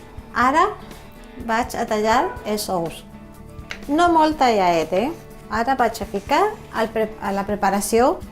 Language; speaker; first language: Catalan; non-native, fluent; Spanish